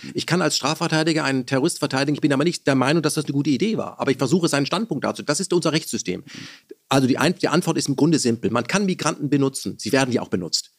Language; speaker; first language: German; early bilingual, other home language; Persian